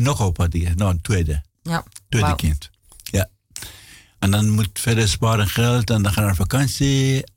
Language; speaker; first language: Dutch; non-native, learner; Persian